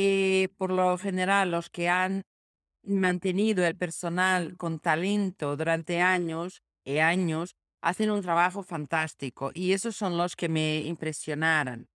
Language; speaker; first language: Spanish; non-native, fluent; Portuguese